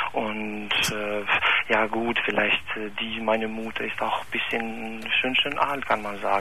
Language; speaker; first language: German; non-native, learner; Albanian